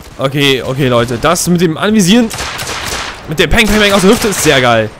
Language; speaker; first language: German; native; German